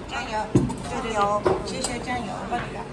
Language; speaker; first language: Chinese; non-native, local second language; Cantonese